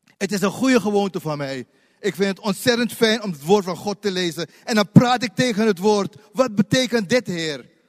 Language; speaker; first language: Dutch; native; Dutch